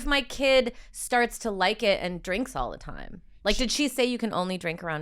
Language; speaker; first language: English; native; English